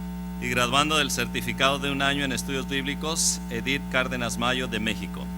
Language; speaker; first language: Spanish; native; Spanish